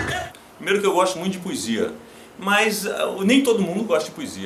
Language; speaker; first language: Portuguese; native; Portuguese